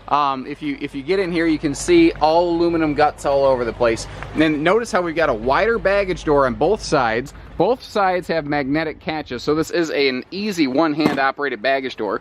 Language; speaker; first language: English; native; English